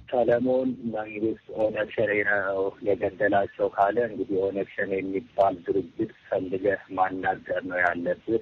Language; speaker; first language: Amharic; non-native, local second language; Oromo